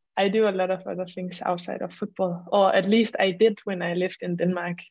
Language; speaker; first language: English; non-native, fluent; Danish